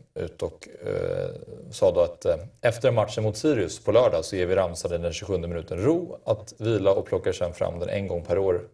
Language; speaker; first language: Swedish; native; Swedish